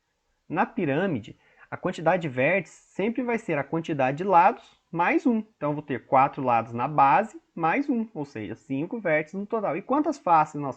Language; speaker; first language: Portuguese; native; Portuguese